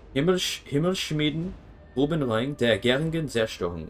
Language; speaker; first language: German; non-native, learner; English